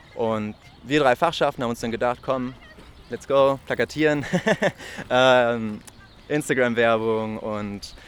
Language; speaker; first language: German; native; German